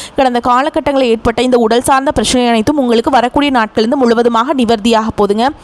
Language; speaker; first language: Tamil; native; Tamil